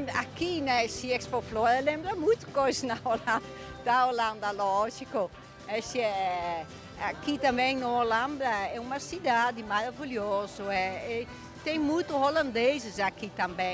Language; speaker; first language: Portuguese; non-native, fluent; Dutch